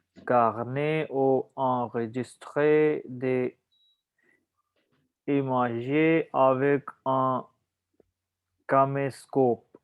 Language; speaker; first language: French; non-native, learner; Hindi